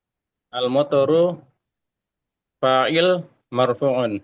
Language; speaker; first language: Arabic; non-native, learner; Indonesian